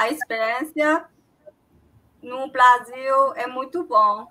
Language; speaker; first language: Portuguese; non-native, learner; Chinese